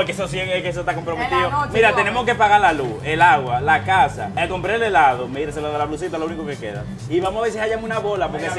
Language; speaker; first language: Spanish; native; Spanish